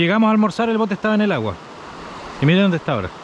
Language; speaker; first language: Spanish; native; Spanish